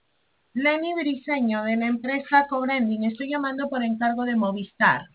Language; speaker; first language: Spanish; native; Spanish